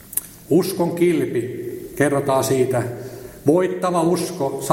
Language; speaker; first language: Finnish; native; Finnish